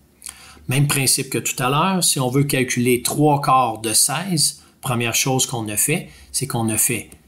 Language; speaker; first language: French; native; French